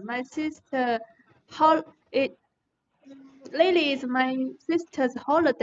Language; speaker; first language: English; non-native, learner; Chinese